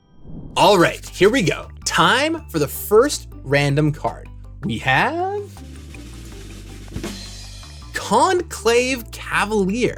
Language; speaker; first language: English; native; English